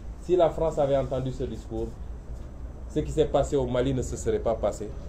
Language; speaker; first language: French; non-native, local second language; Wolof